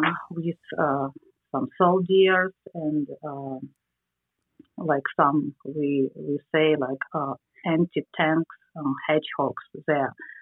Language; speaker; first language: English; non-native, learner; Russian